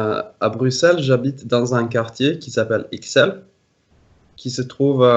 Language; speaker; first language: French; non-native, fluent; Norwegian